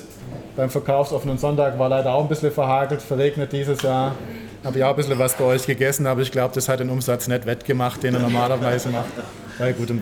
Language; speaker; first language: German; native; German